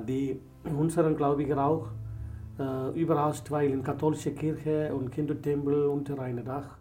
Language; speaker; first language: German; non-native, learner; Tamil